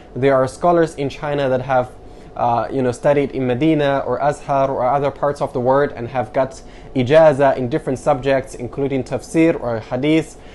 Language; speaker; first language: English; non-native, fluent; Chinese